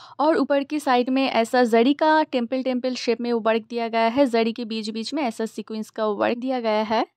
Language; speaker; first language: Hindi; non-native, local second language; Bangla